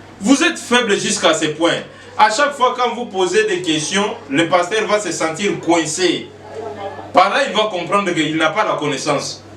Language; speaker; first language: French; non-native, local second language; Lingala